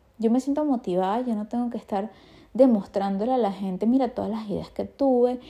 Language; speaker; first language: Spanish; native; Spanish